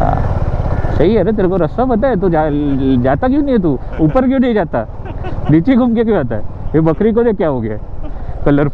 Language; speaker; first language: Hindi; non-native, local second language; Marathi